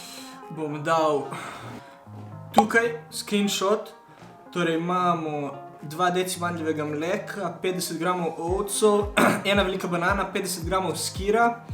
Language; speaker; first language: Slovenian; native; Slovenian